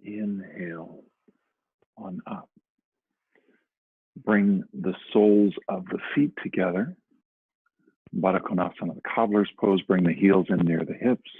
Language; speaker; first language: English; native; English